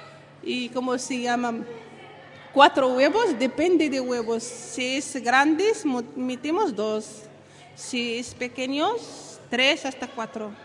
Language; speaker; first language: Spanish; non-native, learner; Arabic